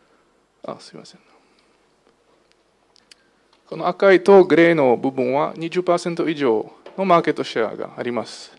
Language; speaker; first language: Japanese; non-native, fluent; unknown